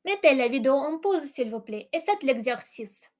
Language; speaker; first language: French; non-native, fluent; Ukrainian